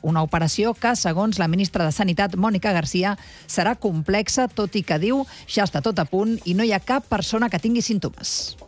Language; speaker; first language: Catalan; native; Catalan